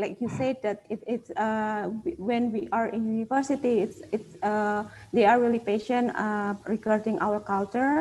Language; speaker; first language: English; non-native, fluent; Indonesian